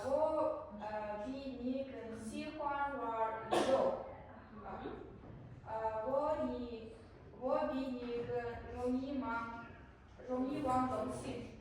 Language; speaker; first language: Chinese; non-native, learner; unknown